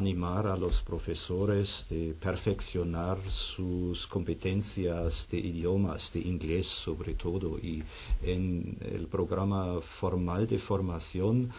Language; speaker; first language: Spanish; non-native, fluent; German